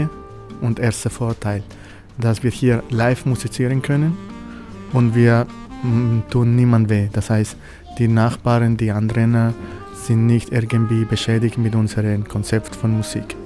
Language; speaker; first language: German; non-native, fluent; Spanish